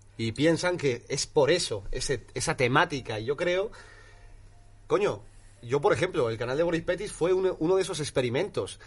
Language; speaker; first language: Spanish; native; Spanish